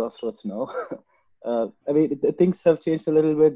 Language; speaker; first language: English; non-native, local second language; Tamil